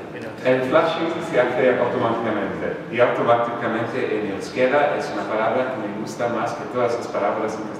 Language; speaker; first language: Spanish; non-native, fluent; English